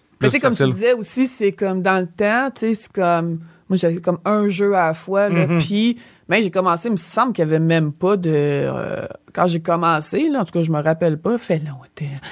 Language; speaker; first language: French; native; French